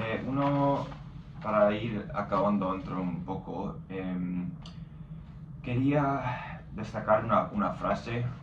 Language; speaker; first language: Spanish; non-native, fluent; English